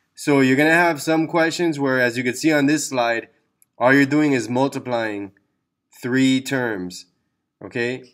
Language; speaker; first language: English; early bilingual, other home language; Spanish